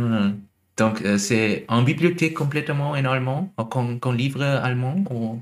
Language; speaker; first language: French; non-native, learner; German